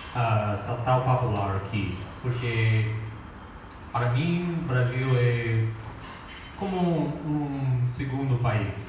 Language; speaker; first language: Portuguese; non-native, learner; English